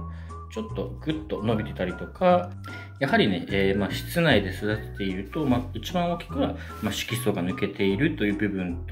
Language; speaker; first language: Japanese; native; Japanese